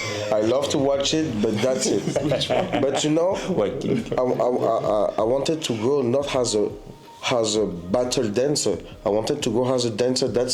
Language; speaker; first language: English; non-native, fluent; French